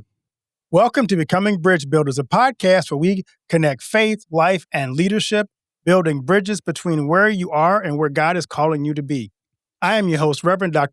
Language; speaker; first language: English; native; English